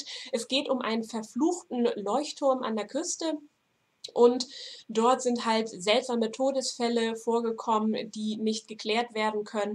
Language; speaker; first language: German; native; German